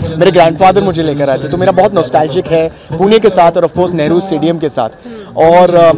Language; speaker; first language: Hindi; native; Hindi